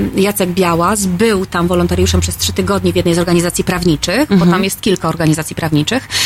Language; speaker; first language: Polish; native; Polish